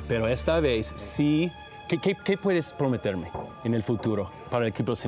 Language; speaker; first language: Spanish; non-native, learner; English